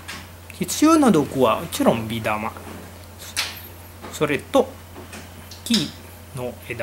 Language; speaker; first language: Japanese; non-native, learner; Indonesian